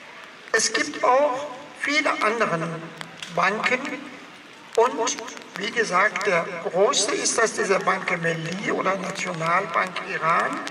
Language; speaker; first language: German; non-native, fluent; Persian